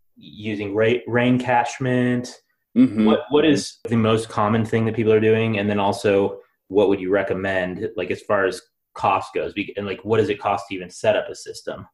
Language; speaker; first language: English; native; English